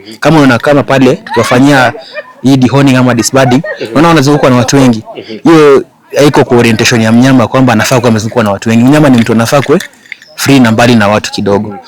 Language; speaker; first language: Swahili; non-native, local second language; Gusii